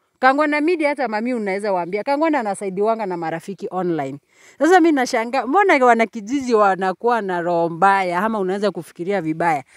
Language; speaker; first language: Swahili; non-native, local second language; Gusii